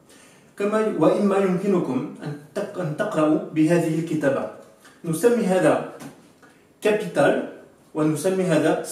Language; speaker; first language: Arabic; non-native, fluent; French